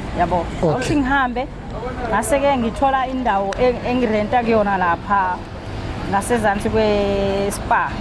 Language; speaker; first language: Zulu; non-native, local second language; Southern Sotho